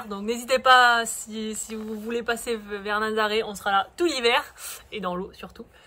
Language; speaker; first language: French; native; French